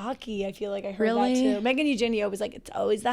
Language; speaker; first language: English; native; English